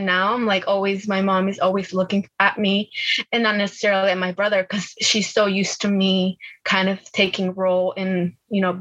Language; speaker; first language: English; early bilingual, other home language; Spanish